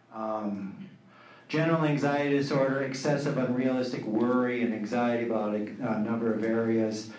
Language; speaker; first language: English; native; English